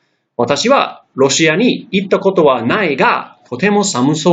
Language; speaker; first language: Japanese; non-native, fluent; English